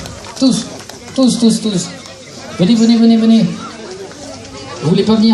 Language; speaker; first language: French; native; French